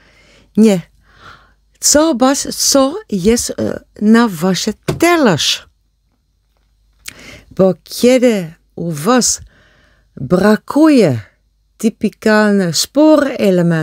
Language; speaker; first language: Polish; non-native, learner; Dutch